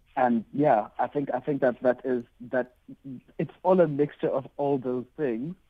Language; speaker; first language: English; non-native, local second language; Xhosa